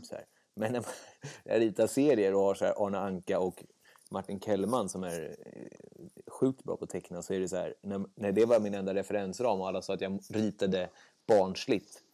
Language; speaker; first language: Swedish; native; Swedish